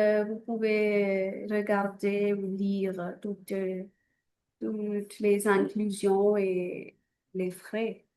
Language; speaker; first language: French; non-native, fluent; Hindi